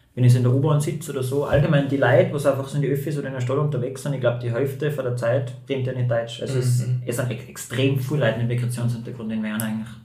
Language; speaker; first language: German; native; German